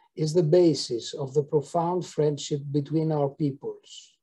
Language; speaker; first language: English; non-native, fluent; Greek